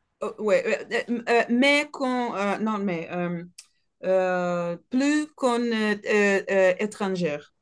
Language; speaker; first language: French; non-native, learner; Portuguese